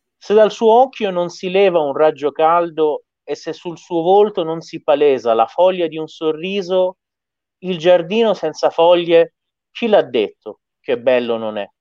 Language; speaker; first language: Italian; non-native, fluent; Persian